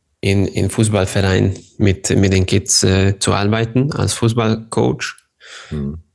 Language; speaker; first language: German; non-native, fluent; Hungarian